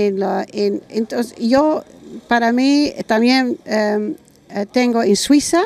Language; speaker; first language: Spanish; non-native, learner; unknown